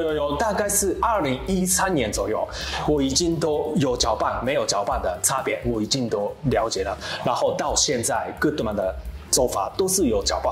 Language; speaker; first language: Chinese; non-native, learner; Japanese